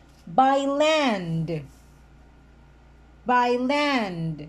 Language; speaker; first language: English; non-native, fluent; Spanish